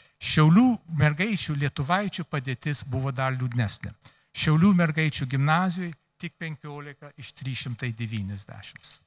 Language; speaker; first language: Lithuanian; early bilingual, heritage; Lithuanian